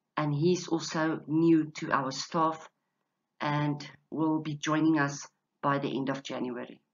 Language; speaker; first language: English; non-native, local second language; Afrikaans